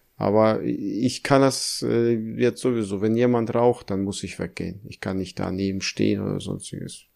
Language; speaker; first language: German; early bilingual, other home language; Russian